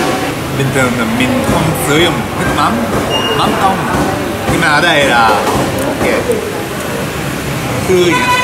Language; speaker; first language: Vietnamese; non-native, learner; Japanese